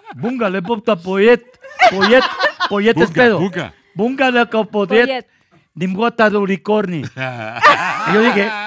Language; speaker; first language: Spanish; native; Spanish